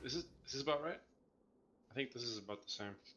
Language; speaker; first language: English; native; English